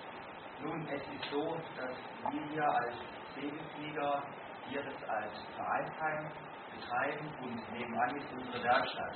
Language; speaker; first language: German; native; German